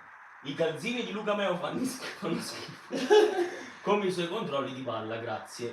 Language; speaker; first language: Italian; native; Italian